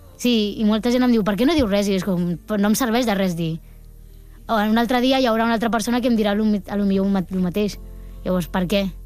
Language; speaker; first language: Catalan; early bilingual, other home language; Japanese